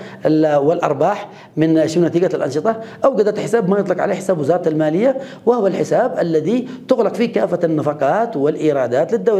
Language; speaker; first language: Arabic; native; Arabic